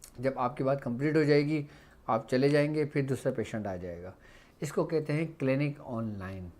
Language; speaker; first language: Urdu; native; Urdu